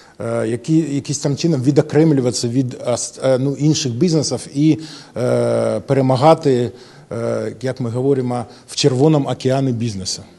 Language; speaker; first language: Ukrainian; non-native, local second language; Russian